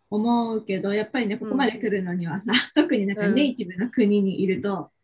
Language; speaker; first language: Japanese; native; Japanese